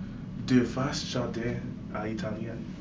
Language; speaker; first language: French; non-native, learner; English